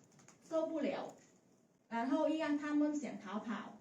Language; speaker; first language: Chinese; non-native, learner; Vietnamese